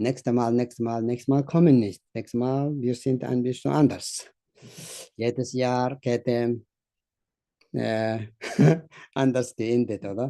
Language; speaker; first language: German; non-native, learner; Tibetan